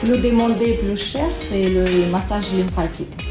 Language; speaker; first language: French; non-native, learner; Russian